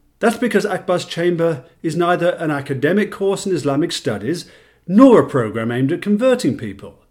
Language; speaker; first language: English; native; English